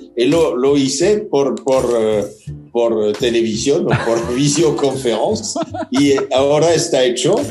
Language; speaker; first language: Spanish; non-native, fluent; French